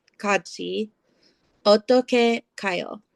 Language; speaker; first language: Korean; non-native, learner; English